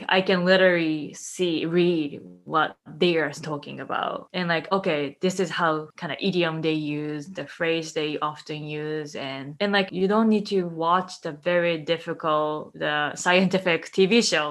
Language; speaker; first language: English; non-native, fluent; Japanese